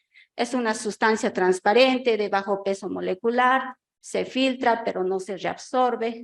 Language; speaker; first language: Spanish; native; Spanish